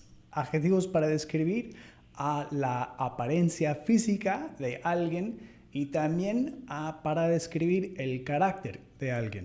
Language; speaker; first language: Spanish; non-native, fluent; English